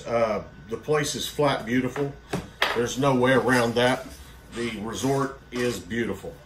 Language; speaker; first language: English; native; English